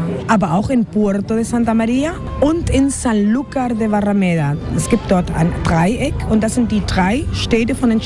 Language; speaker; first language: German; non-native, fluent; Spanish